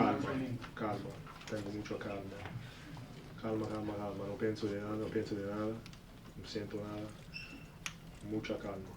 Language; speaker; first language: Spanish; early bilingual, heritage; English